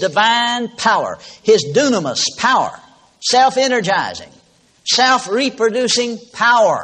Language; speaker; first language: English; native; English